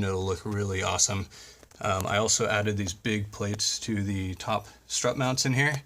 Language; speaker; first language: English; native; English